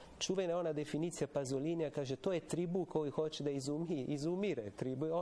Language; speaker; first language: Serbian; non-native, fluent; Italian